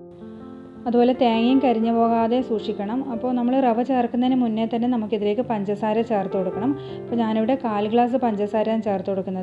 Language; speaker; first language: Malayalam; native; Malayalam